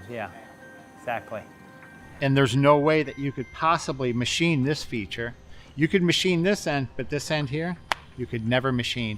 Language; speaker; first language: English; native; English